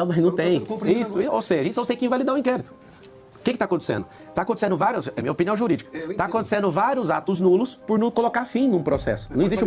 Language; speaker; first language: Portuguese; native; Portuguese